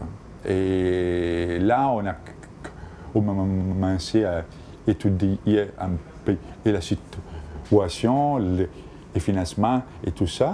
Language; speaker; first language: French; non-native, fluent; Italian